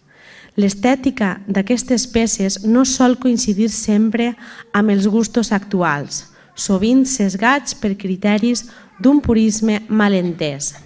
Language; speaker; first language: Catalan; native; Catalan